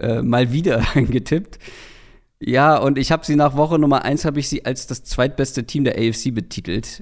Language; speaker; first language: German; native; German